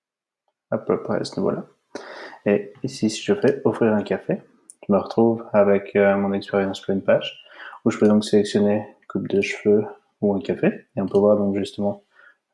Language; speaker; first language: French; native; French